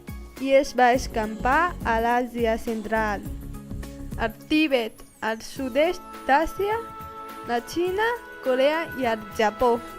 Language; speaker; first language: Catalan; non-native, learner; Chinese